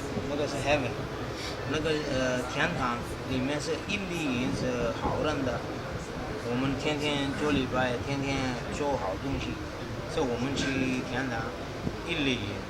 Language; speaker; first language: Chinese; non-native, learner; Punjabi